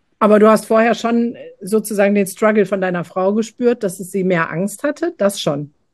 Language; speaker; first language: German; native; German